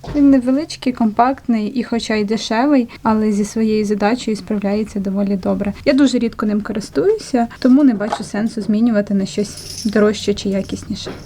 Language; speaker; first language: Ukrainian; non-native, local second language; Russian